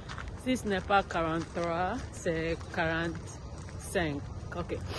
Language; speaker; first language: French; non-native, learner; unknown